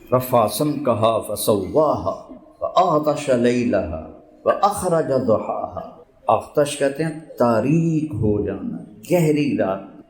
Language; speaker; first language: Urdu; non-native, local second language; Punjabi